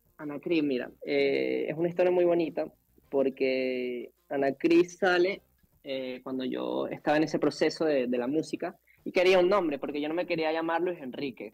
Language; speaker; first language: Spanish; native; Spanish